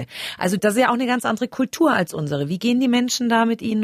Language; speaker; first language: German; native; German